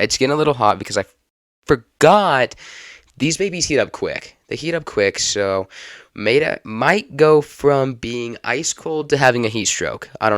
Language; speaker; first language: English; native; English